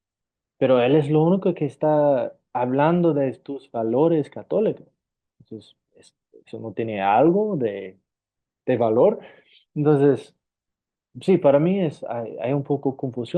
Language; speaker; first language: Spanish; non-native, fluent; English